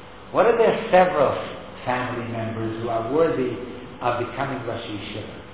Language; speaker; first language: English; native; English